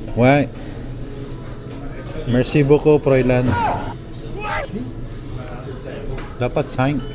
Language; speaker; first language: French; non-native, learner; Filipino